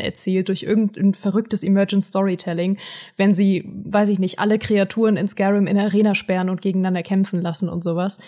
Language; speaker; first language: German; native; German